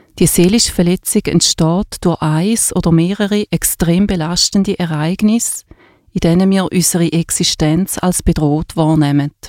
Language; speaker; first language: German; native; German